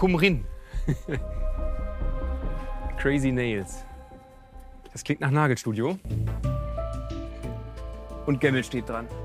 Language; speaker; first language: German; native; German